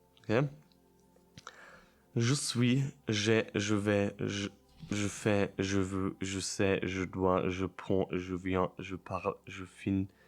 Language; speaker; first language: French; non-native, learner; German